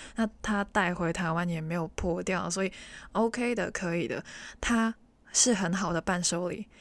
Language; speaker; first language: Chinese; non-native, local second language; Cantonese